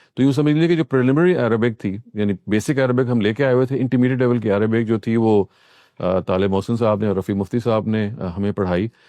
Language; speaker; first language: Urdu; native; Urdu